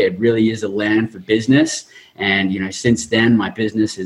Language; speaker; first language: English; native; English